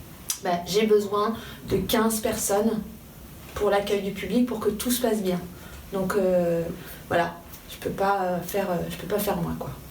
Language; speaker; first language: French; native; French